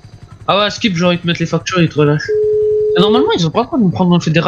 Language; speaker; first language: French; native; French